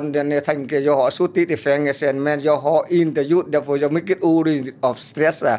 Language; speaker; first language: Swedish; non-native, learner; Vietnamese